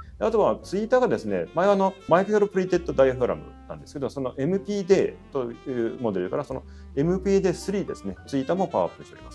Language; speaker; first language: Japanese; native; Japanese